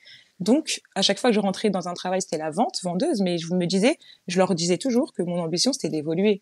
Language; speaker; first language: French; native; French